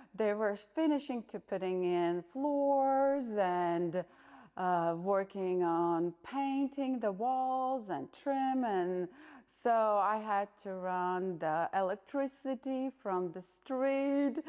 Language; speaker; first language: English; non-native, fluent; Latvian